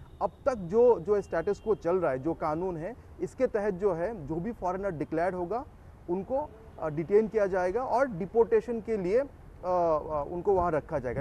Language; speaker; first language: Urdu; non-native, local second language; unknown